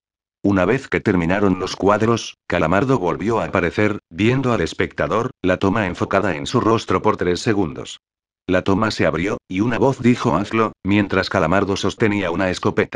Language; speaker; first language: Spanish; native; Spanish